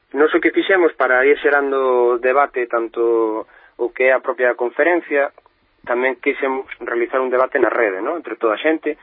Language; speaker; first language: Galician; non-native, local second language; Spanish